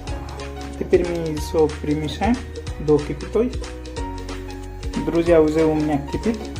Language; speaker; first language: Russian; non-native, learner; Hindi